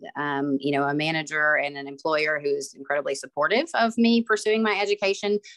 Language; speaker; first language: English; native; English